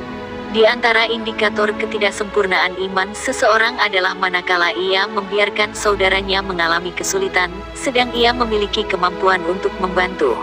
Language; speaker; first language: Indonesian; native; Indonesian